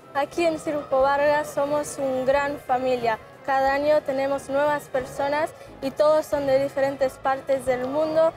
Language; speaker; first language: Spanish; non-native, local second language; English